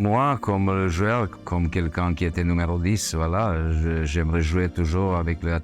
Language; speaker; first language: French; non-native, fluent; Serbian